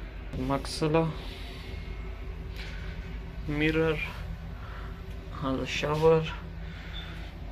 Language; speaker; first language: Arabic; non-native, learner; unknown